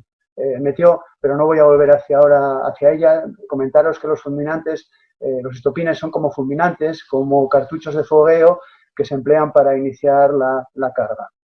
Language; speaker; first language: Spanish; native; Spanish